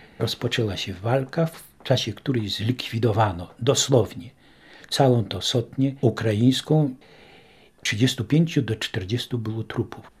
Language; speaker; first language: Polish; native; Polish